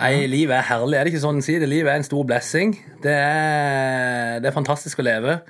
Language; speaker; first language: Norwegian; native; Norwegian